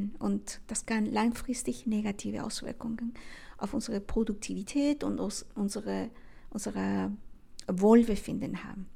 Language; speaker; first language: German; non-native, fluent; Spanish